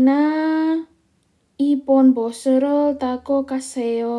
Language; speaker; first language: Korean; non-native, fluent; Indonesian